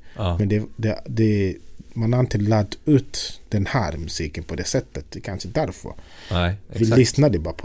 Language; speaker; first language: Swedish; non-native, fluent; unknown